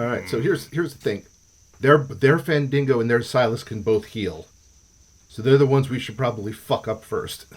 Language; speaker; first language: English; native; English